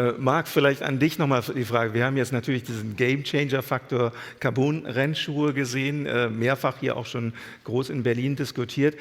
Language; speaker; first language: German; native; German